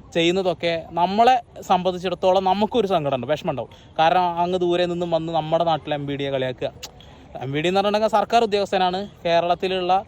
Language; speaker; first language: Malayalam; native; Malayalam